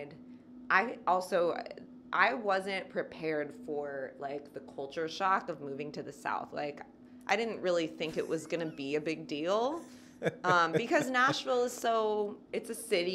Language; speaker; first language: English; native; English